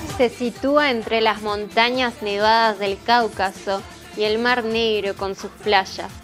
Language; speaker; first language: Spanish; non-native, fluent; Russian